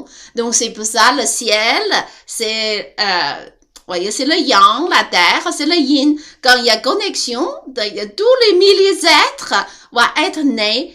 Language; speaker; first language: French; non-native, learner; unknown